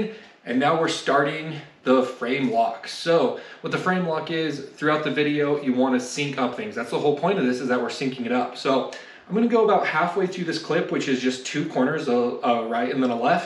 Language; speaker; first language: English; native; English